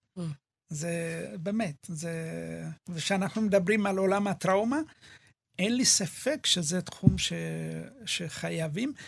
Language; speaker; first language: Hebrew; early bilingual, other home language; Amharic